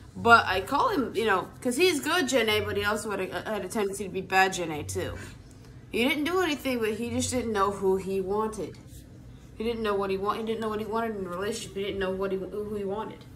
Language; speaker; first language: English; native; English